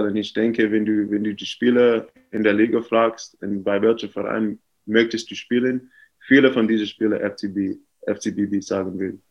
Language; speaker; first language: German; non-native, fluent; English